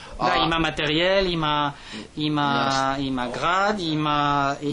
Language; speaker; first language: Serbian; non-native, learner; French